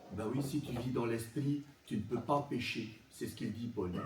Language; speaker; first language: French; native; French